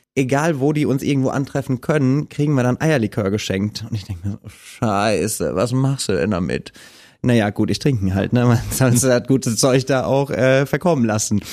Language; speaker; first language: German; native; German